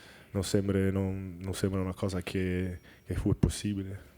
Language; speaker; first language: Spanish; non-native, learner; English